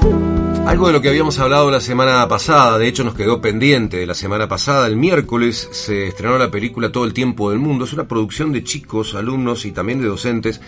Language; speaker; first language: Spanish; native; Spanish